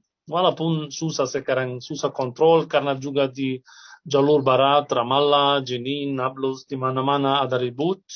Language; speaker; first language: Indonesian; non-native, fluent; Arabic